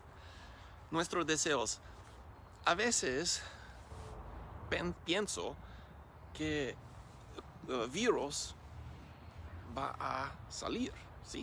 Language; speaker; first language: Spanish; non-native, learner; English